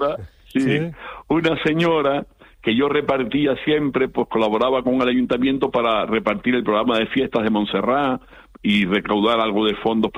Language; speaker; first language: Spanish; native; Spanish